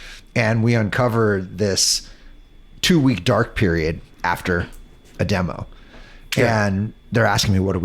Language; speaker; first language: English; native; English